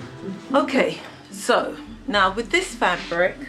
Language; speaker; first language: English; native; English